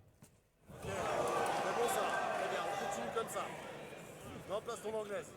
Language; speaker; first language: French; native; French